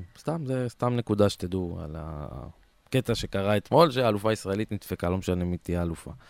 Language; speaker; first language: Hebrew; native; Hebrew